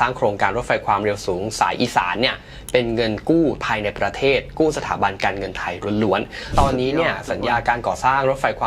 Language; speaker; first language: Thai; native; Thai